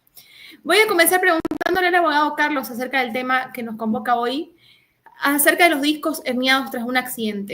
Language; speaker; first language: Spanish; native; Spanish